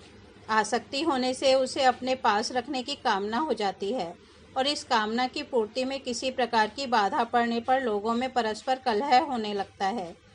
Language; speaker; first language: Hindi; native; Hindi